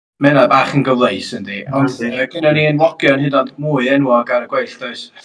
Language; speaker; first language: Welsh; native; Welsh